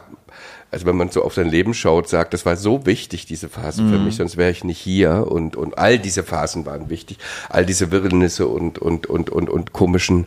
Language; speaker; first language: German; native; German